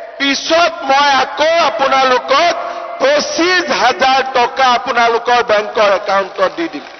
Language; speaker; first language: Assamese; native; Assamese